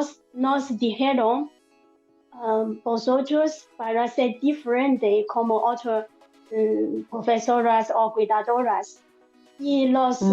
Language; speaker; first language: Spanish; non-native, learner; Chinese